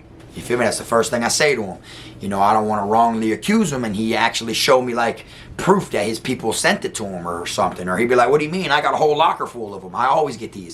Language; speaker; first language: English; native; English